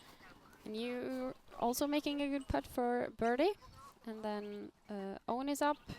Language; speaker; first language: English; non-native, fluent; Norwegian